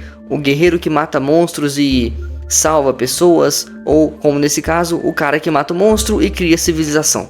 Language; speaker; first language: Portuguese; native; Portuguese